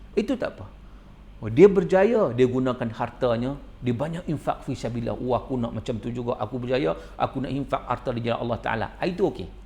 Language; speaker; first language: Malay; native; Malay